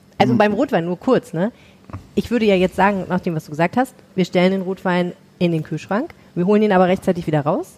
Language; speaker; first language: German; native; German